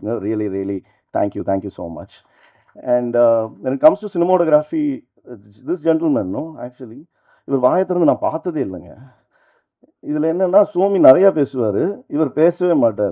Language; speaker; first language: Tamil; native; Tamil